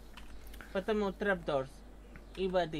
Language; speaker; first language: Russian; non-native, learner; Latvian